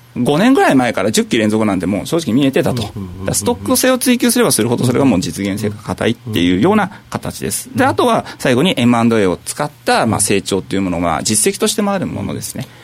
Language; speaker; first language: Japanese; native; Japanese